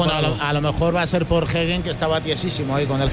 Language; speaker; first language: Spanish; native; Spanish